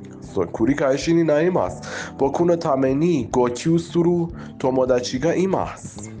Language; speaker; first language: Japanese; non-native, fluent; Persian